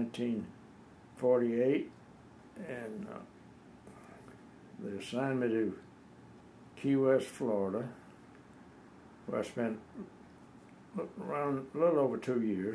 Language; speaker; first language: English; native; English